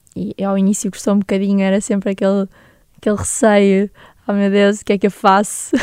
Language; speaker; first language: Portuguese; native; Portuguese